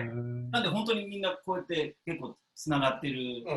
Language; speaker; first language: Japanese; native; Japanese